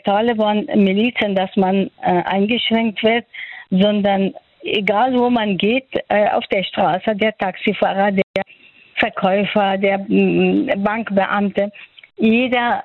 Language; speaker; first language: German; non-native, fluent; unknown